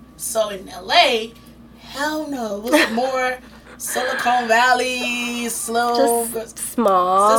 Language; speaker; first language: English; native; English